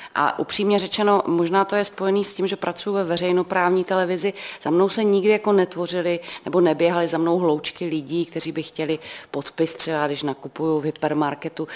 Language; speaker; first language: Czech; native; Czech